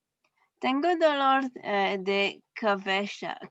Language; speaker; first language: Spanish; non-native, learner; English